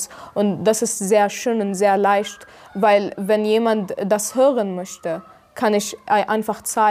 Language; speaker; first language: German; non-native, fluent; Arabic